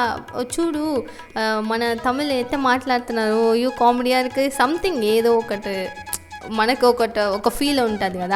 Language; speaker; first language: Telugu; non-native, learner; Tamil